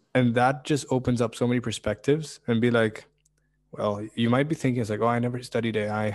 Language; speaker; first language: English; early bilingual, other home language; Russian